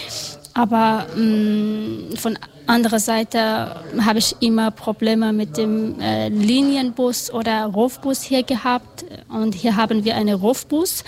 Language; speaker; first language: German; non-native, learner; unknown